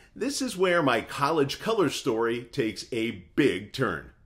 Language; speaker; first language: English; native; English